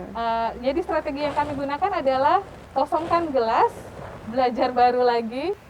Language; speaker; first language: Indonesian; native; Indonesian